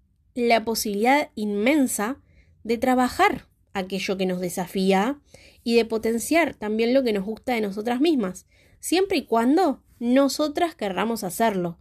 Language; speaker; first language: Spanish; native; Spanish